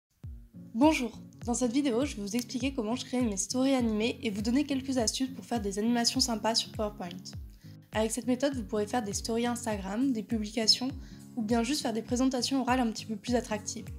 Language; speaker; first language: French; native; French